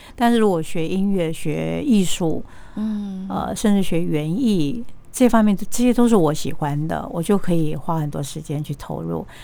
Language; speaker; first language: Chinese; native; Chinese